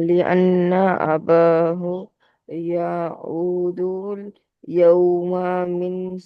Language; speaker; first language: Arabic; non-native, learner; Bangla